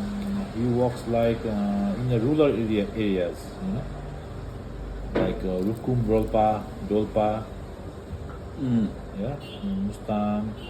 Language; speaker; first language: English; non-native, fluent; Nepali